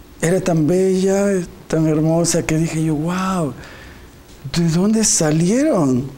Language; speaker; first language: Spanish; native; Spanish